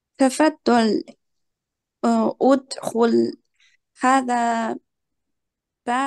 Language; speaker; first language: Arabic; non-native, learner; Chinese